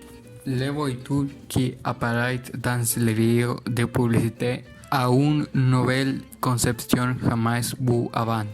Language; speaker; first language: French; non-native, learner; Spanish